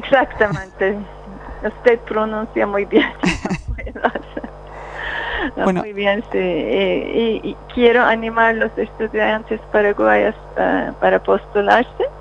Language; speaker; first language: Spanish; non-native, fluent; Turkish